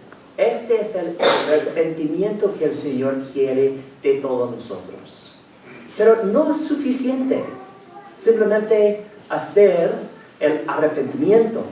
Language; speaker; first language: Spanish; non-native, fluent; English